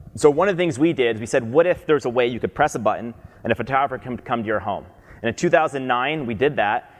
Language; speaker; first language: English; native; English